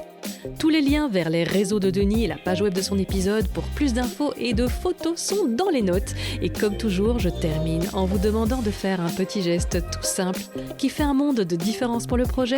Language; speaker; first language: French; native; French